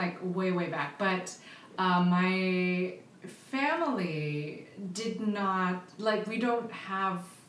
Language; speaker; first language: English; early bilingual, other home language; Filipino